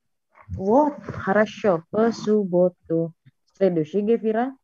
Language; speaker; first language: Russian; non-native, fluent; Indonesian